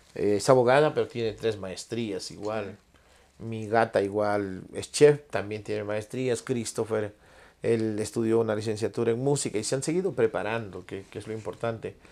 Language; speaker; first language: Spanish; native; Spanish